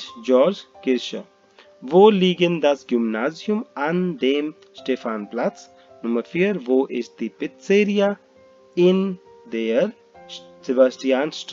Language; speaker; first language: German; non-native, fluent; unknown